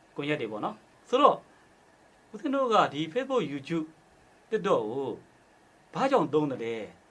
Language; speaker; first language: Burmese; native; Burmese